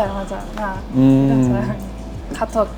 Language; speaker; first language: Korean; non-native, learner; Spanish